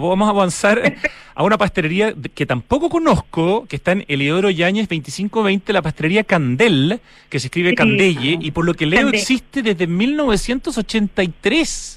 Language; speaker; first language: Spanish; native; Spanish